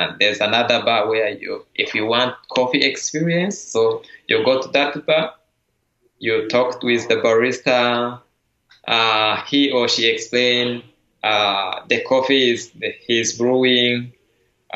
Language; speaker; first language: English; non-native, local second language; Kinyarwanda